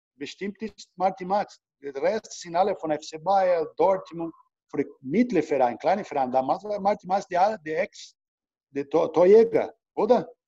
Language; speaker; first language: German; non-native, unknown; Portuguese